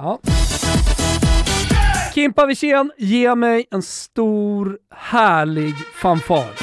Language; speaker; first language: Swedish; native; Swedish